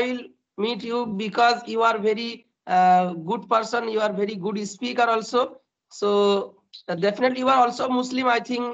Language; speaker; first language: English; non-native, learner; Bangla